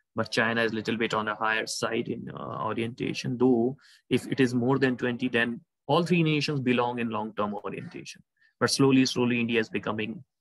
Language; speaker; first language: English; non-native, local second language; Hindi